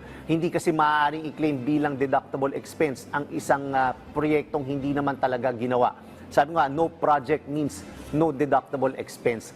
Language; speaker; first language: Filipino; native; Filipino